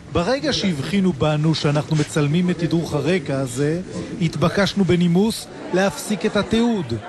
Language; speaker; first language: Hebrew; native; Hebrew